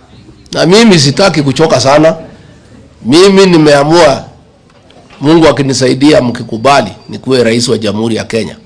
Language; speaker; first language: Swahili; non-native, local second language; Kikuyu